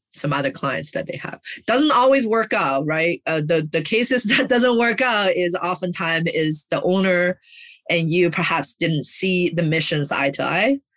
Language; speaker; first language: English; early bilingual, other home language; Chinese